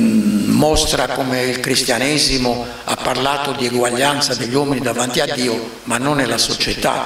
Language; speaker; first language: Italian; native; Italian